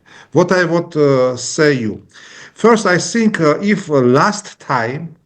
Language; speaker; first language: English; non-native, learner; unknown